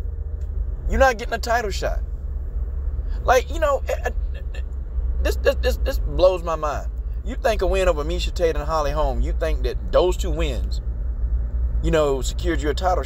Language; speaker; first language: English; native; English